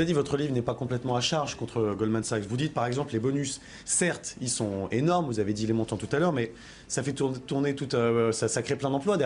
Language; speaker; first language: French; native; French